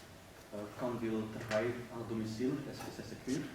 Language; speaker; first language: French; non-native, learner; Dutch